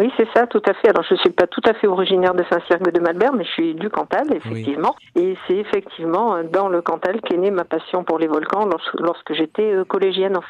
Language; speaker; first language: French; native; French